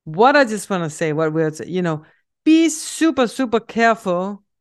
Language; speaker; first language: English; non-native, fluent; Danish